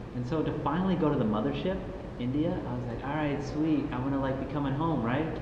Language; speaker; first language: English; native; English